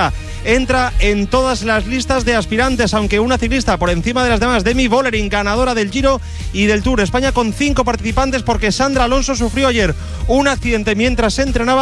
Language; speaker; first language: Spanish; native; Spanish